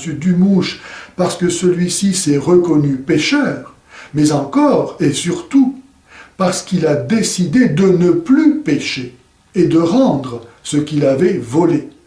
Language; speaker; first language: French; native; French